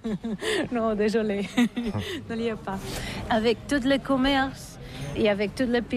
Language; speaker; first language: French; non-native, learner; Catalan